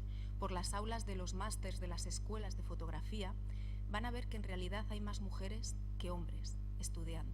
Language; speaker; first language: Spanish; native; Spanish